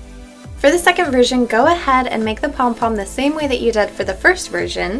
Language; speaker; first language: English; native; English